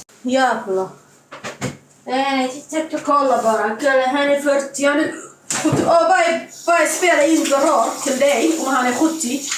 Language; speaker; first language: Swedish; non-native, learner; Somali